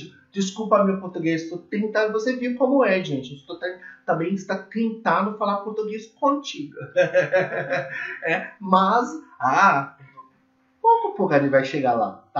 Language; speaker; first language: Portuguese; non-native, learner; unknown